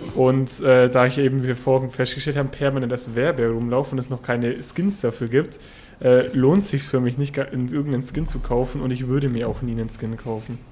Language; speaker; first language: German; native; German